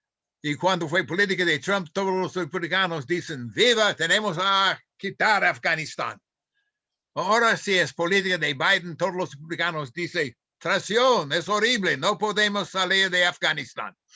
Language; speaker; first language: Spanish; non-native, fluent; English